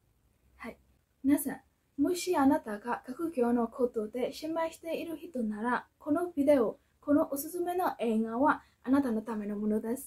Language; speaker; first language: Japanese; non-native, fluent; Burmese